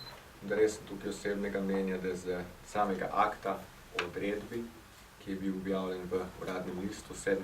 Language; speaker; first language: Slovenian; native; Slovenian